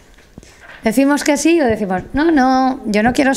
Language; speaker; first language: Spanish; native; Spanish